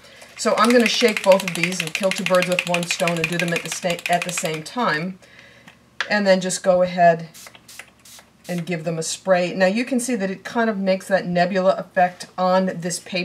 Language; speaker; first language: English; native; English